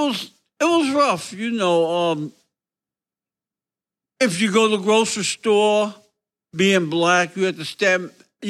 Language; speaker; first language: English; native; English